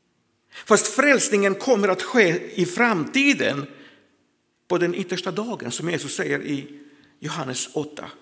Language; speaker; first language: Swedish; non-native, fluent; Croatian